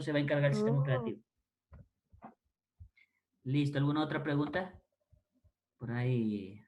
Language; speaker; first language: Spanish; native; Spanish